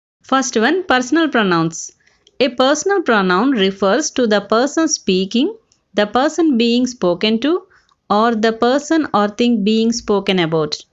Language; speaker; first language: English; non-native, local second language; Telugu